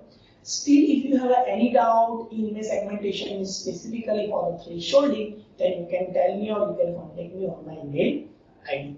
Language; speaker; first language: English; non-native, local second language; Gujarati